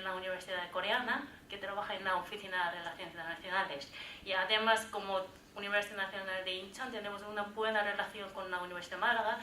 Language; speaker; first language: Spanish; non-native, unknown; Korean